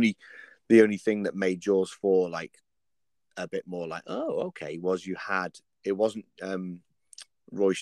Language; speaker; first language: English; native; English